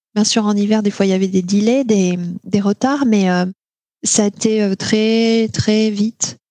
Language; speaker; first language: French; native; French